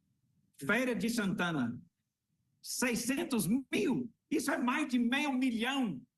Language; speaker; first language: Portuguese; non-native, fluent; English